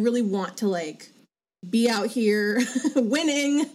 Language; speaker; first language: English; native; English